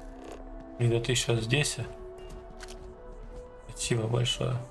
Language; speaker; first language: Russian; native; Russian